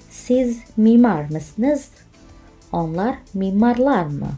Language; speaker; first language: Turkish; non-native, fluent; Indonesian